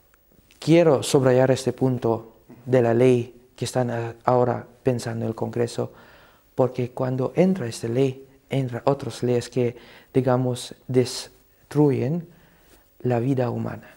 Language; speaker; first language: Spanish; non-native, fluent; Cebuano